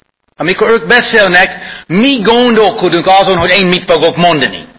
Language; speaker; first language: Hungarian; non-native, fluent; English